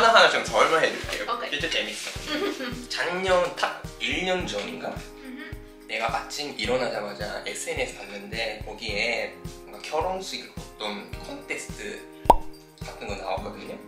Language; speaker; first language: Korean; non-native, fluent; Japanese